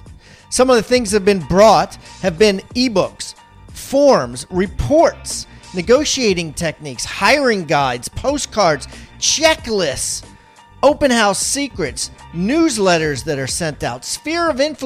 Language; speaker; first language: English; native; English